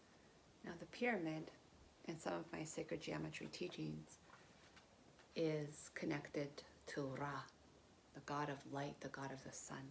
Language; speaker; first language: English; native; English